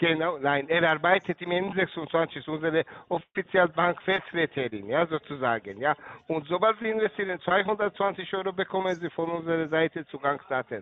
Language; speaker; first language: German; non-native, learner; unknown